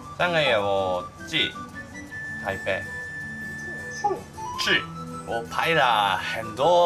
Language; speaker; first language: Chinese; non-native, learner; Japanese